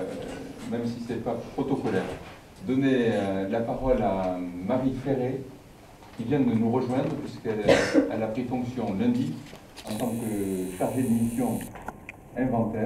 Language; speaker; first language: French; native; French